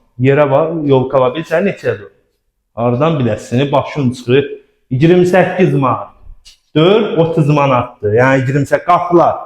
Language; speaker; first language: Azerbaijani; native; Azerbaijani